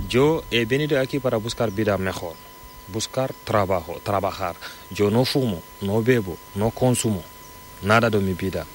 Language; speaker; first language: Spanish; non-native, learner; Fula